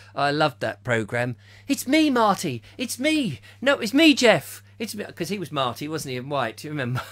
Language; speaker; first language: English; native; English